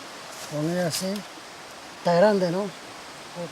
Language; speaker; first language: Spanish; non-native, local second language; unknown